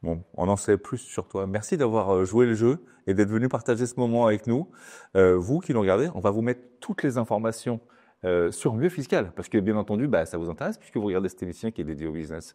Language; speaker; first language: French; native; French